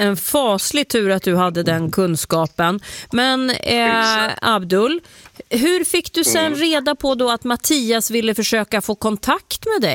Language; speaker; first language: Swedish; native; Swedish